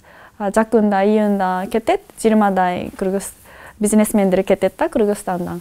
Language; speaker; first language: Kyrgyz; non-native, fluent; Japanese